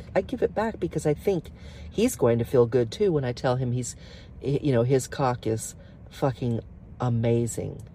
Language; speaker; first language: English; native; English